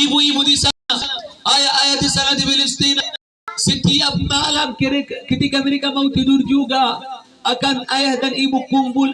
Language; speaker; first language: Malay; non-native, fluent; Arabic